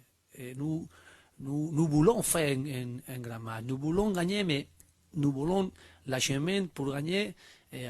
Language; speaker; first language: French; non-native, learner; Spanish